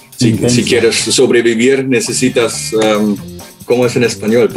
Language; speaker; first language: Spanish; non-native, learner; German